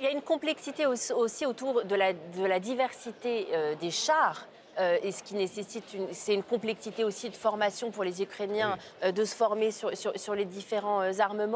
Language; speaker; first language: French; native; French